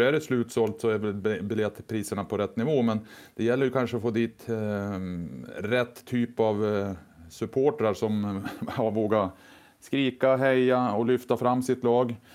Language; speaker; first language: Swedish; native; Swedish